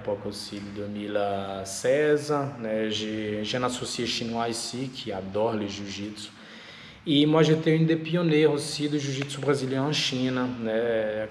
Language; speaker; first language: French; non-native, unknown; Portuguese